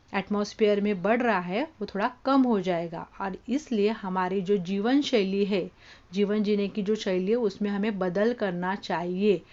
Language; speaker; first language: Hindi; non-native, local second language; Marathi